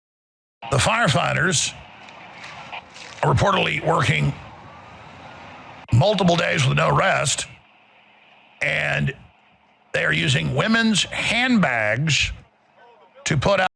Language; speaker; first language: English; native; English